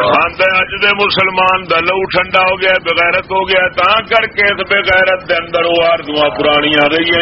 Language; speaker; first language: Urdu; native; Urdu